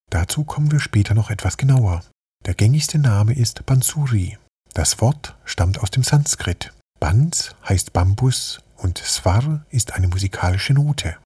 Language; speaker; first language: German; native; German